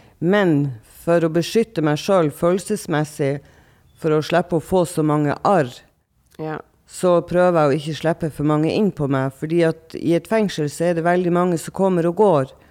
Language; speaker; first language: Norwegian; native; Norwegian